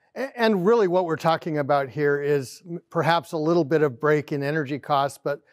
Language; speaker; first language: English; native; English